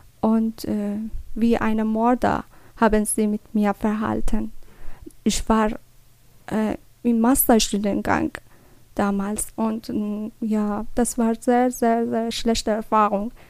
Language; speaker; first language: German; non-native, learner; Persian